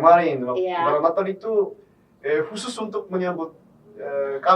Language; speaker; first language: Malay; non-native, fluent; Korean